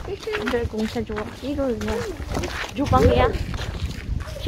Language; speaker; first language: Korean; non-native, learner; Filipino